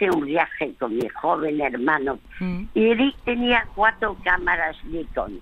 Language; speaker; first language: Spanish; early bilingual, other home language; French